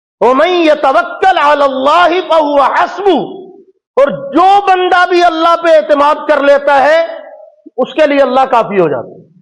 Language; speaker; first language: Urdu; non-native, local second language; Punjabi